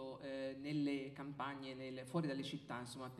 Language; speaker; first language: Italian; native; Italian